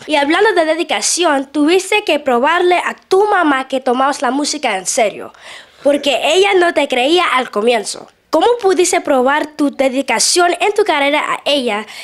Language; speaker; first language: Spanish; early bilingual, heritage; Spanish